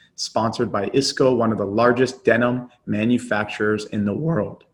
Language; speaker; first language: English; native; English